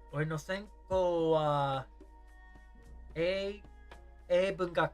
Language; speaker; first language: Japanese; non-native, learner; English